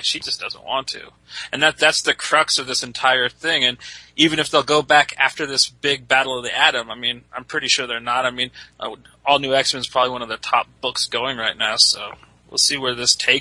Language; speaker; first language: English; native; English